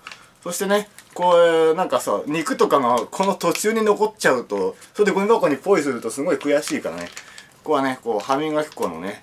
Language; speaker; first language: Japanese; native; Japanese